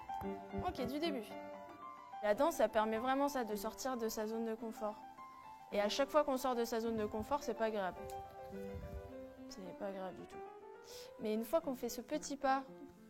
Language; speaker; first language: French; native; French